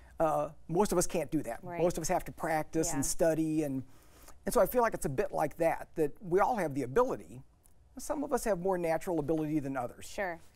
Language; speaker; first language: English; native; English